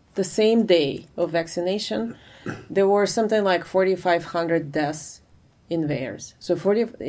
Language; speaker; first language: English; non-native, fluent; Ukrainian